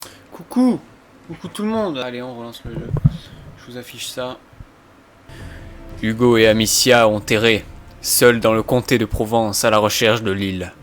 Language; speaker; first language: French; native; French